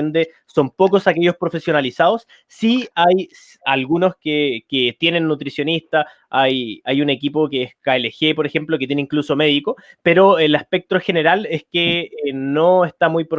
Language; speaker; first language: Spanish; native; Spanish